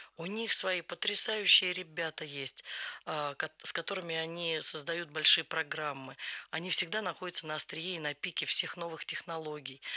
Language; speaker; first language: Russian; native; Russian